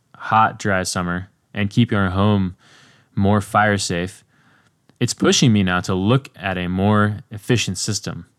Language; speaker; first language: English; native; English